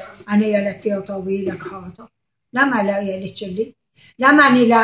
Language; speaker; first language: Hebrew; non-native, learner; Arabic